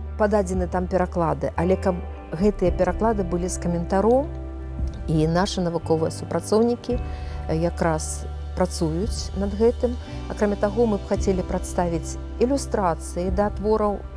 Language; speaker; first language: Belarusian; native; Belarusian